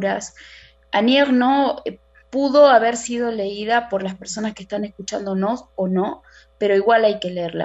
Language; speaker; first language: Spanish; native; Spanish